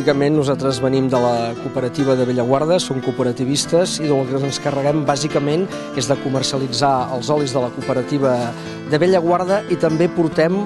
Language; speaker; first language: Catalan; native; Catalan